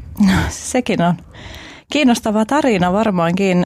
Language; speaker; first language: Finnish; early bilingual, other home language; Albanian